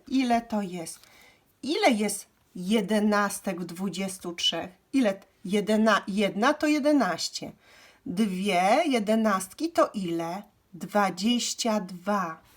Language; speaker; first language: Polish; native; Polish